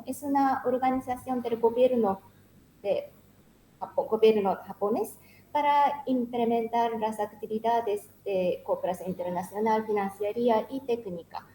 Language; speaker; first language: Spanish; non-native, learner; Japanese